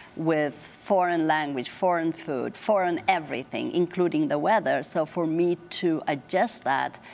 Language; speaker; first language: English; non-native, fluent; Amharic